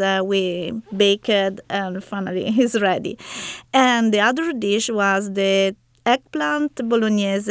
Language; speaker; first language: English; non-native, learner; Italian